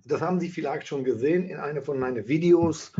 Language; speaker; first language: German; non-native, fluent; Dutch